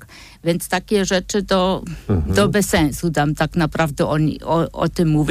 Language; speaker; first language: Polish; non-native, fluent; German